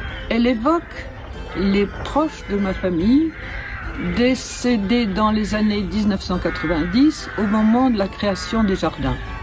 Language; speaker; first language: French; native; French